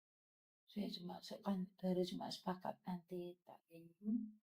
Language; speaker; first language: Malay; non-native, local second language; Javanese